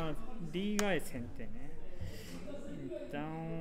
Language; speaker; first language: Portuguese; non-native, learner; Japanese